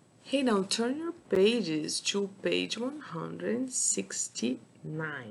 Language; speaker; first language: English; non-native, fluent; Portuguese